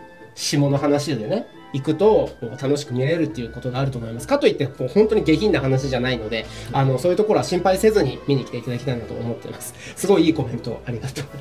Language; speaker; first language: Japanese; native; Japanese